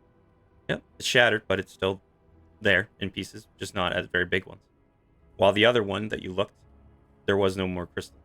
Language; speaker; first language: English; native; English